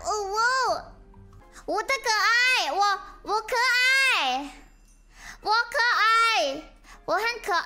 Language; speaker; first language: Chinese; non-native, learner; Indonesian